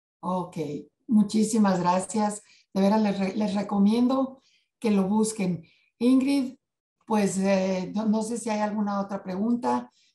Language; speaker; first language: Spanish; native; Spanish